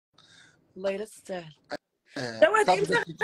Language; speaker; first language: Arabic; native; Arabic